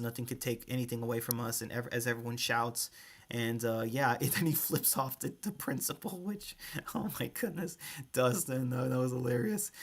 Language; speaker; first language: English; native; English